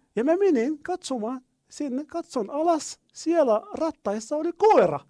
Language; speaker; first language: Finnish; non-native, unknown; Arabic